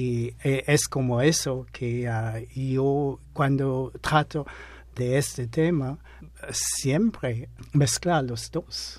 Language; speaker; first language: Spanish; non-native, fluent; English